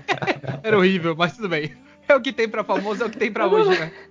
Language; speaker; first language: Portuguese; native; Portuguese